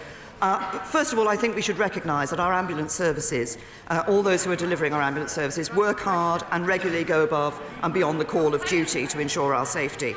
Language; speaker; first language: English; native; English